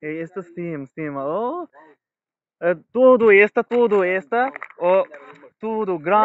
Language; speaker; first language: Portuguese; non-native, learner; Bangla